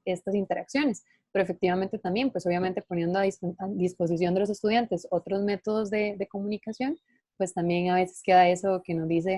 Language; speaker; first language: Spanish; native; Spanish